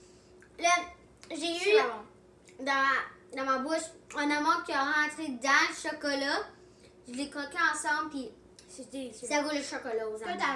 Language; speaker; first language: French; non-native, local second language; English